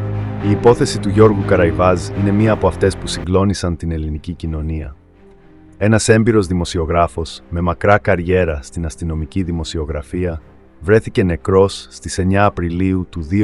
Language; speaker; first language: Greek; native; Greek